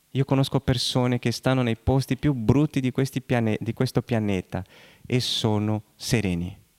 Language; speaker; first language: Italian; non-native, fluent; Portuguese